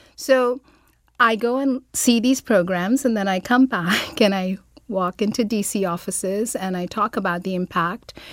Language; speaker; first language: English; non-native, local second language; Malayalam